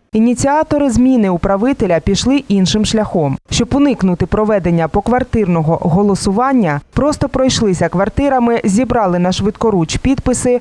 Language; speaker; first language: Ukrainian; native; Ukrainian